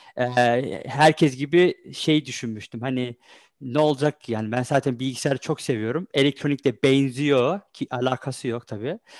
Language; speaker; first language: Turkish; early bilingual, heritage; Turkish